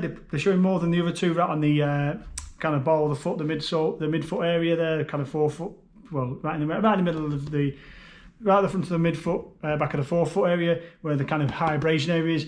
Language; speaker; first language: English; native; English